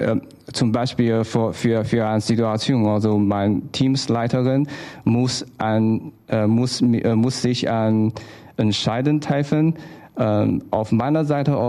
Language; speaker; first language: German; non-native, learner; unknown